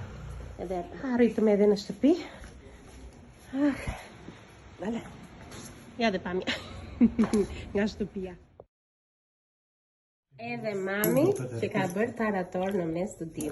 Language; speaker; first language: Albanian; early bilingual, heritage; Albanian